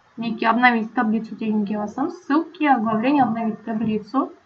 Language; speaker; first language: Russian; non-native, local second language; Kazakh